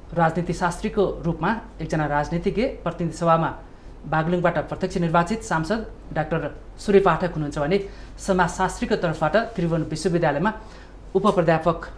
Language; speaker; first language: Nepali; native; Nepali